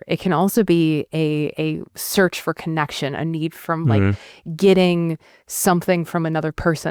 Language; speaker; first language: English; native; English